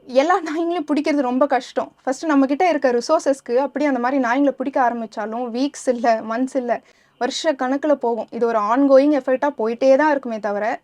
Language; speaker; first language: Tamil; native; Tamil